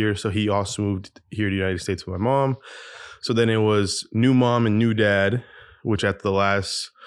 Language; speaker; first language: English; early bilingual, other home language; Spanish